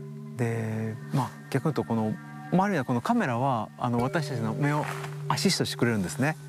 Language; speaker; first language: Japanese; native; Japanese